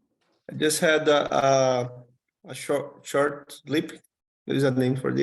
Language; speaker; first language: English; non-native, learner; Portuguese